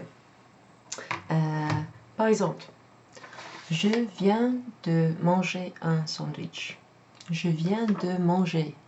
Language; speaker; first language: French; non-native, fluent; English